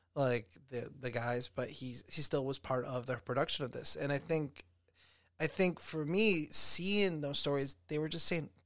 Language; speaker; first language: English; native; English